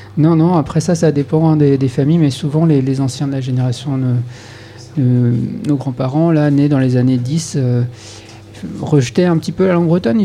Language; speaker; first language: French; native; French